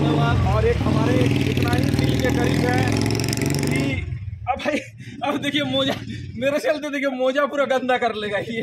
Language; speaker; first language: Hindi; native; Hindi